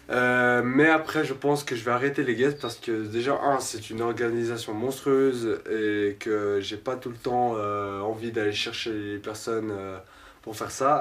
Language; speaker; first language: French; native; French